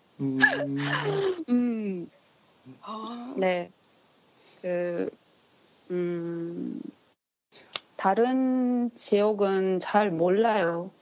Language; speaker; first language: Korean; non-native, learner; Japanese